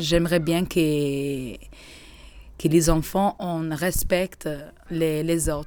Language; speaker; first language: French; non-native, learner; Albanian